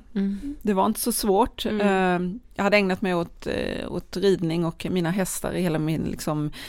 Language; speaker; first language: Swedish; native; Swedish